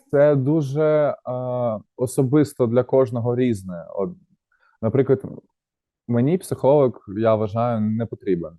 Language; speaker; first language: Ukrainian; native; Ukrainian